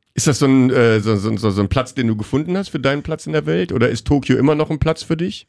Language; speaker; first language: German; native; German